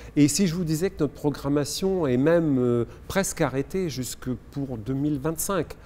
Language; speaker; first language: French; native; French